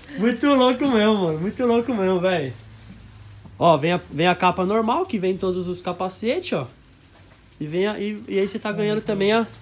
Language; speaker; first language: Portuguese; native; Portuguese